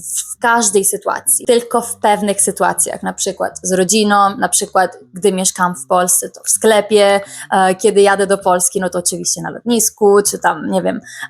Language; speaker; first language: Polish; early bilingual, heritage; Italian